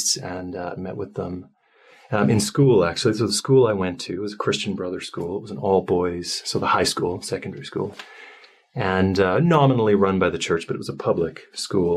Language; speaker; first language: English; native; English